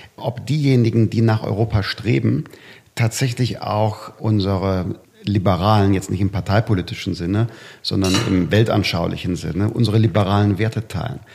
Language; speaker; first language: German; native; German